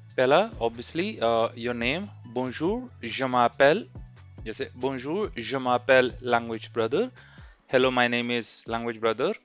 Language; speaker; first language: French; non-native, fluent; Hindi